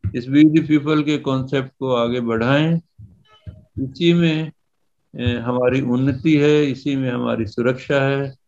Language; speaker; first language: Hindi; native; Hindi